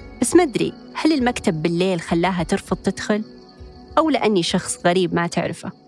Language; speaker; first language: Arabic; native; Arabic